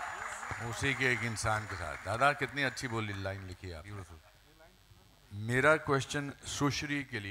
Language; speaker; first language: Hindi; native; Hindi